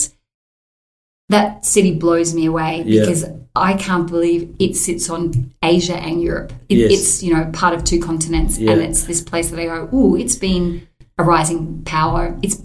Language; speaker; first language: English; native; English